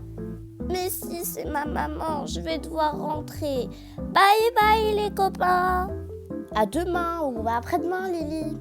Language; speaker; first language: French; native; French